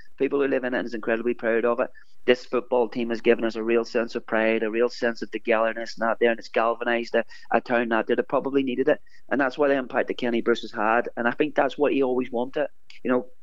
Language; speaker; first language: English; native; English